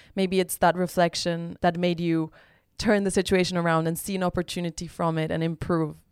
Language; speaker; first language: English; non-native, fluent; Spanish